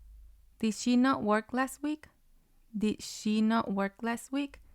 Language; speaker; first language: English; non-native, fluent; Spanish